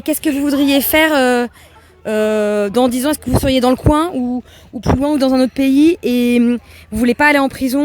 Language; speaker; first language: French; native; French